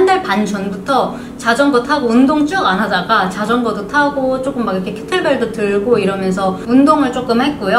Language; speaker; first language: Korean; early bilingual, heritage; Korean